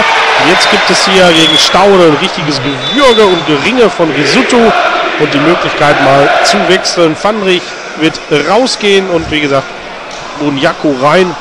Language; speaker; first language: German; native; German